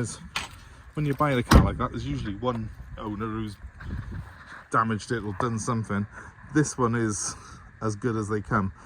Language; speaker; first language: English; native; English